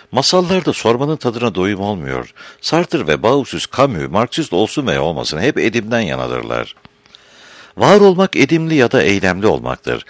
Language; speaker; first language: Turkish; native; Turkish